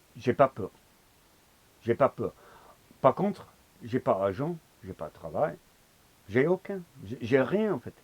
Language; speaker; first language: French; non-native, learner; English